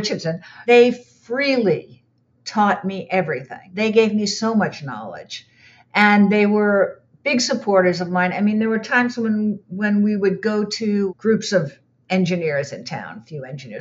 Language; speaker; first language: English; native; English